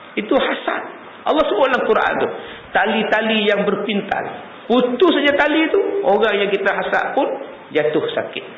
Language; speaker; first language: Malay; native; Malay